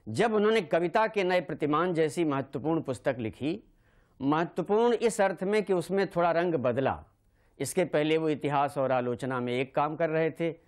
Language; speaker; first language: Hindi; native; Hindi